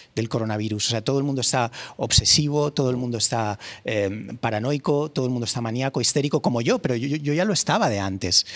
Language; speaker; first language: Spanish; native; Spanish